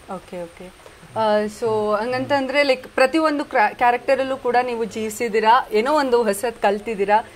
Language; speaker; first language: Kannada; native; Kannada